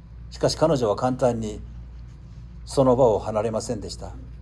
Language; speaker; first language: Japanese; native; Japanese